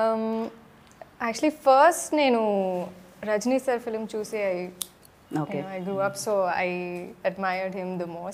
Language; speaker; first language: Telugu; non-native, learner; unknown